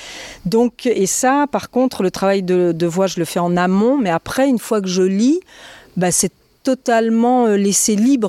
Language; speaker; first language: French; native; French